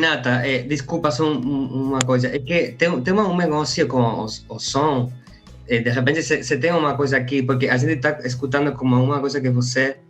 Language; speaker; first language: Portuguese; non-native, learner; Spanish